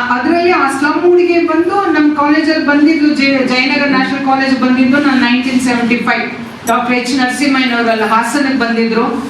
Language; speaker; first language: Kannada; non-native, local second language; Tamil